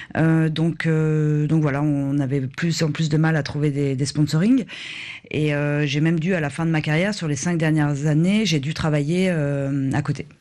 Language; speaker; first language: French; native; French